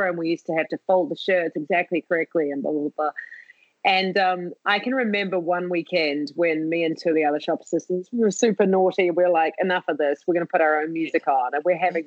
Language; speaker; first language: English; native; English